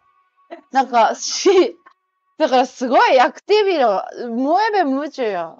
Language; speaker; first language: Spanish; non-native, learner; Japanese